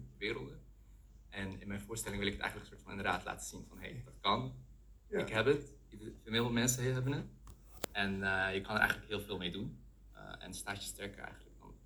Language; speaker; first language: Dutch; early bilingual, other home language; Arabic